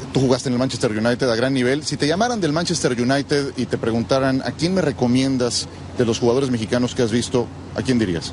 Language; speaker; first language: Spanish; native; Spanish